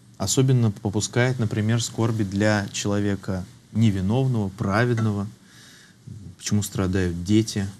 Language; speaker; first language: Russian; native; Russian